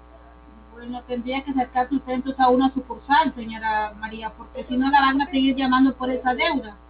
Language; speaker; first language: Spanish; native; Spanish